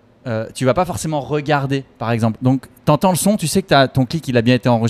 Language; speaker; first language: French; native; French